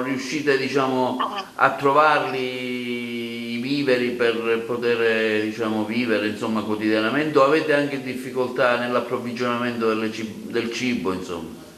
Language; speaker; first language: Italian; native; Italian